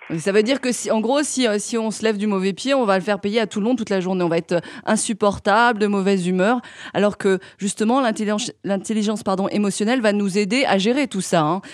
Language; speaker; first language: French; native; French